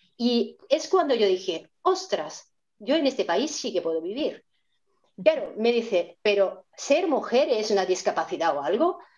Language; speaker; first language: Spanish; non-native, fluent; Japanese